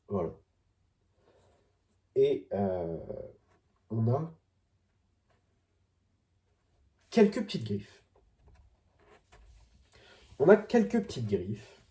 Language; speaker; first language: French; native; French